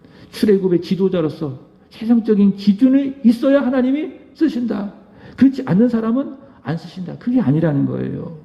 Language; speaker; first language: Korean; native; Korean